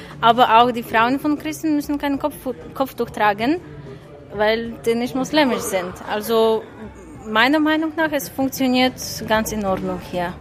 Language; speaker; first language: German; non-native, fluent; Polish